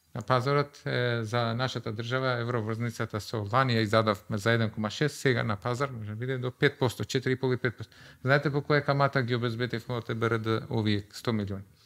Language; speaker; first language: Macedonian; non-native, local second language; Albanian